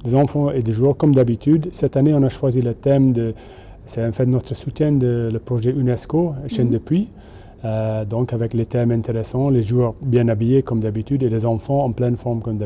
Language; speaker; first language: French; non-native, fluent; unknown